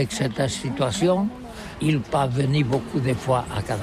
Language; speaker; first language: French; non-native, learner; Catalan